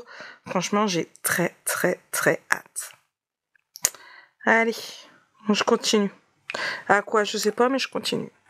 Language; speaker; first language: French; native; French